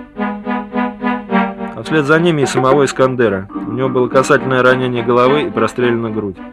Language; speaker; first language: Russian; native; Russian